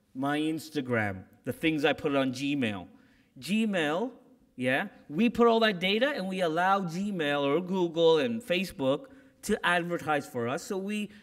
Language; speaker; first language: English; native; English